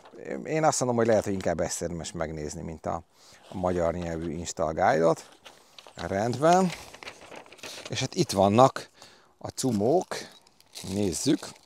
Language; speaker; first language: Hungarian; native; Hungarian